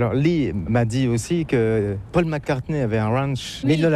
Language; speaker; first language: French; native; French